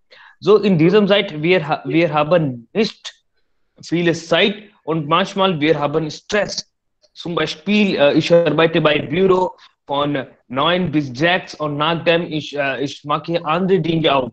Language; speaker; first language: German; non-native, learner; Hindi